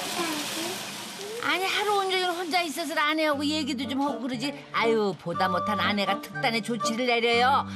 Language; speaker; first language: Korean; native; Korean